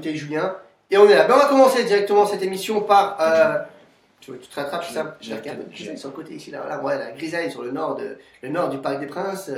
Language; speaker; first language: French; native; French